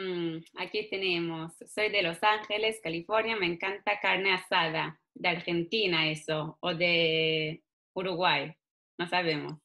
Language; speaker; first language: Spanish; non-native, fluent; Italian